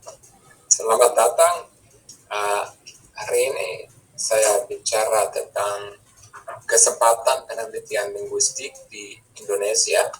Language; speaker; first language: Indonesian; non-native, fluent; English